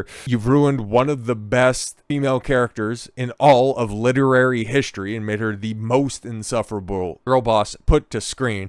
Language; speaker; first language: English; native; English